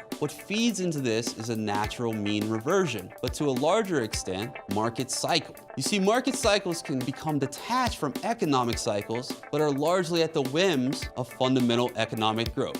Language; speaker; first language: English; native; English